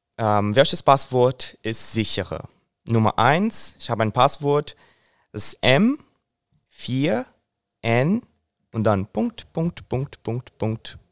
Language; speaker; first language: German; non-native, fluent; Portuguese